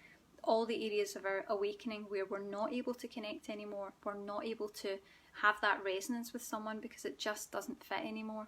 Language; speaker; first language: English; native; English